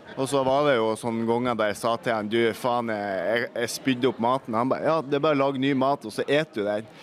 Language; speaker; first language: Norwegian; native; Norwegian